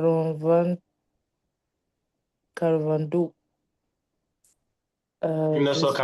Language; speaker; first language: French; non-native, learner; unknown